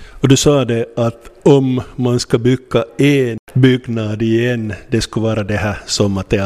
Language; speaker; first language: Swedish; non-native, local second language; Finnish